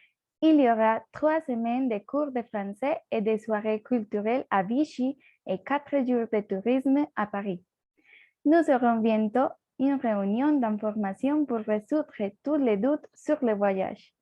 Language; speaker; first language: French; non-native, learner; Spanish